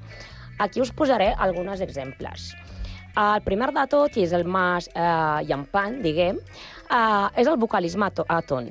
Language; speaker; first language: Catalan; non-native, learner; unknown